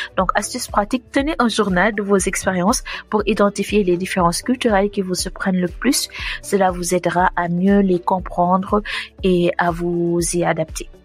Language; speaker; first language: French; non-native, local second language; Wolof